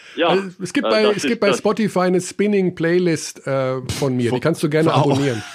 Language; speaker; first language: German; native; German